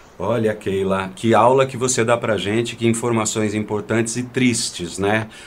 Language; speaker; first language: Portuguese; native; Portuguese